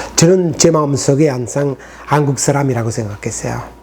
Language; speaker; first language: Korean; non-native, fluent; Italian